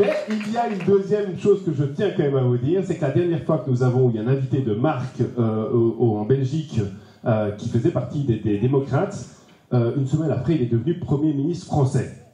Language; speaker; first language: French; native; French